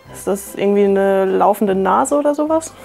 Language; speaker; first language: German; native; German